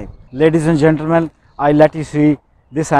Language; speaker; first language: English; non-native, local second language; Urdu